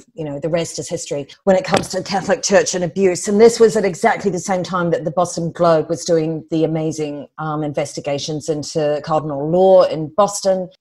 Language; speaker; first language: English; native; English